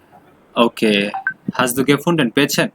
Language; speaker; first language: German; non-native, fluent; Bangla